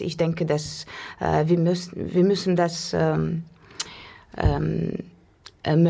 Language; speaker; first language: German; non-native, learner; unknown